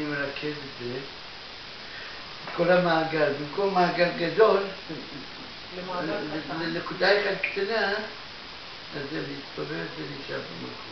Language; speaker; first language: Hebrew; non-native, fluent; Russian